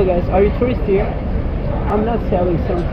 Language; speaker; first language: English; non-native, learner; Turkish